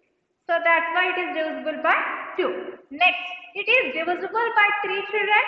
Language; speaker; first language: English; non-native, local second language; Telugu